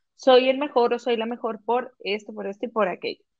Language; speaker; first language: Spanish; native; Spanish